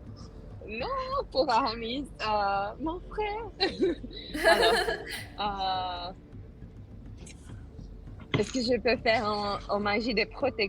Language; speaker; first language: French; non-native, learner; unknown